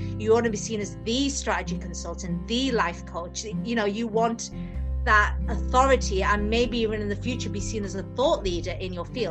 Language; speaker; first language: English; native; English